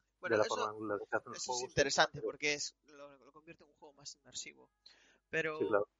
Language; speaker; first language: Spanish; native; Spanish